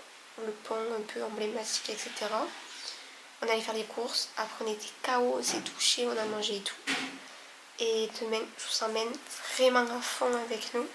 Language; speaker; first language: French; native; French